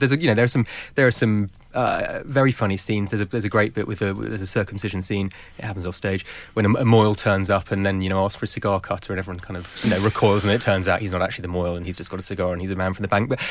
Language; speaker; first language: English; native; English